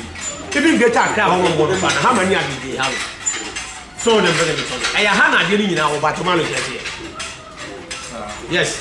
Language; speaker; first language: English; non-native, local second language; Akan